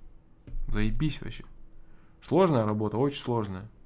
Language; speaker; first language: Russian; native; Russian